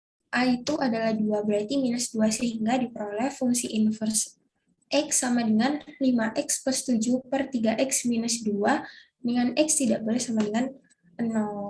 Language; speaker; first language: Indonesian; native; Indonesian